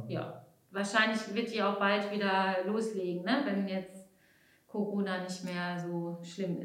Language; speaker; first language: German; native; German